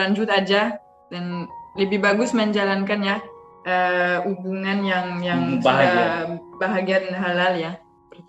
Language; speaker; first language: Indonesian; non-native, fluent; French